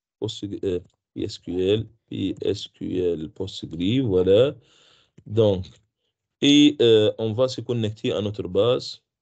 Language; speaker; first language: French; non-native, local second language; Arabic